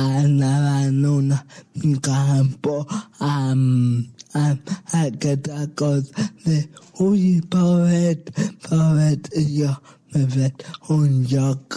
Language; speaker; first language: Catalan; non-native, local second language; Spanish